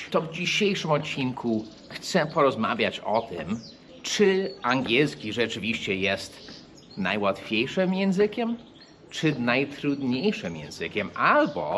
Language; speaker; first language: Polish; early bilingual, heritage; English